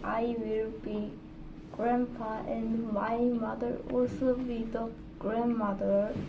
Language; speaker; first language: English; non-native, learner; Korean